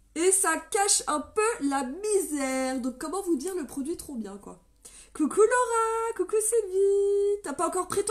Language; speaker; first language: French; native; French